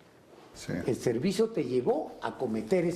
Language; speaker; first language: Spanish; native; Spanish